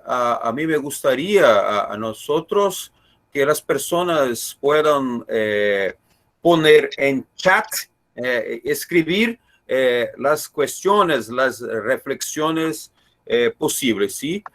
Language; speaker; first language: Spanish; non-native, learner; Portuguese